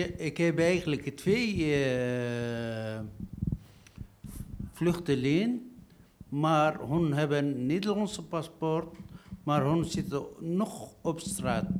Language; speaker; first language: Dutch; non-native, learner; Arabic